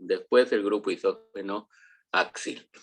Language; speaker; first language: Spanish; native; Spanish